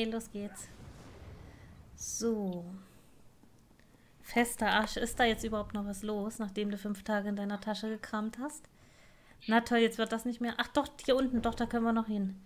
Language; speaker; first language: German; native; German